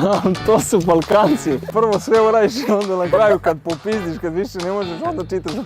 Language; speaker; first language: Croatian; native; Croatian